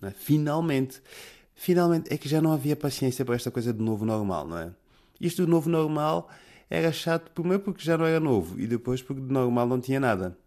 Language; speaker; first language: Portuguese; native; Portuguese